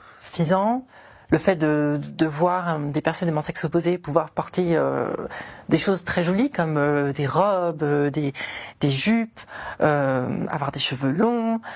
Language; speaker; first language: French; native; French